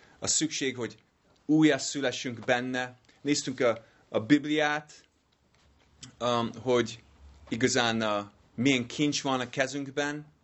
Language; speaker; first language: Hungarian; non-native, learner; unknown